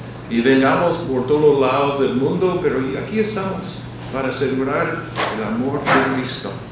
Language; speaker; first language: Spanish; non-native, fluent; English